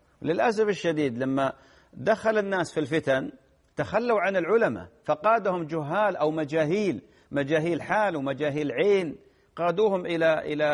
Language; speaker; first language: Arabic; native; Arabic